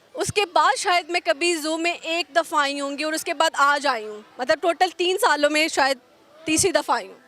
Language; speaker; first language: Urdu; native; Urdu